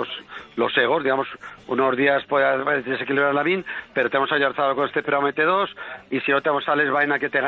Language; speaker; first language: Spanish; native; Spanish